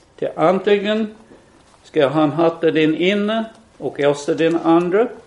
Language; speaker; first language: Swedish; non-native, fluent; English